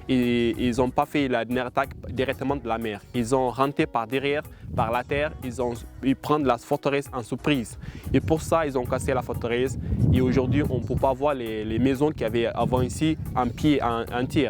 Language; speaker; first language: French; non-native, learner; Kabuverdianu